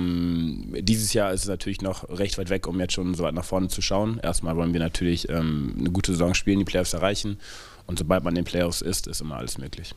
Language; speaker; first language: German; native; German